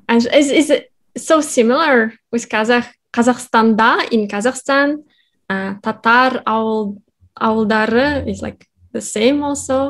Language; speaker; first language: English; non-native, fluent; Kazakh